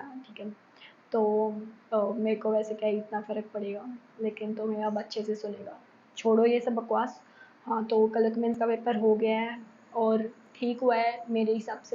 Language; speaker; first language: Hindi; native; Hindi